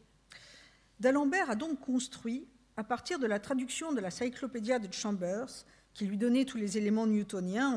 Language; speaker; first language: French; native; French